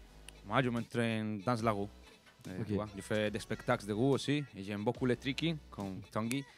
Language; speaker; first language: French; non-native, learner; Spanish